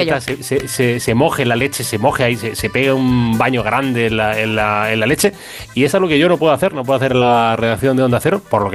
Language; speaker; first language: Spanish; native; Spanish